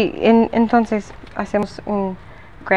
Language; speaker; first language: Spanish; non-native, learner; English